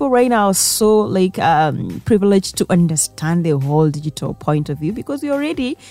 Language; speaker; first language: English; non-native, local second language; Gusii